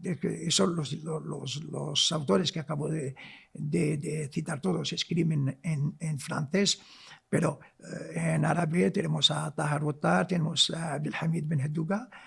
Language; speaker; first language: Spanish; non-native, local second language; Arabic